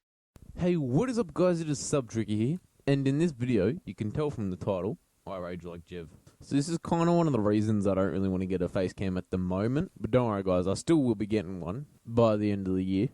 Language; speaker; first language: English; native; English